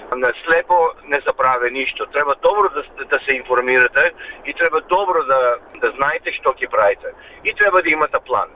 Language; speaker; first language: Macedonian; early bilingual, heritage; Macedonian